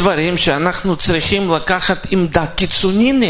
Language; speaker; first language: Hebrew; non-native, fluent; Russian